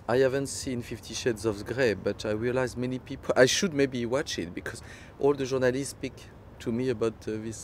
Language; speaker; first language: English; non-native, fluent; French